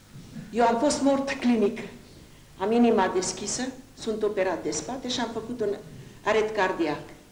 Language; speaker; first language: Romanian; non-native, local second language; Hungarian